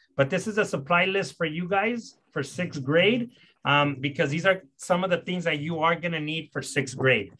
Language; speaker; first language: English; early bilingual, other home language; Spanish